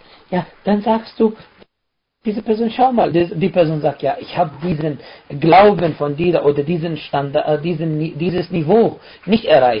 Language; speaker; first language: German; non-native, fluent; Arabic